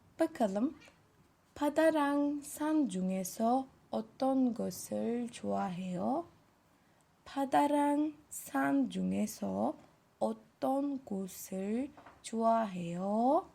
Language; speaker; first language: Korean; non-native, fluent; Turkish